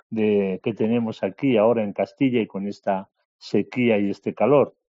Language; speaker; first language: Spanish; native; Spanish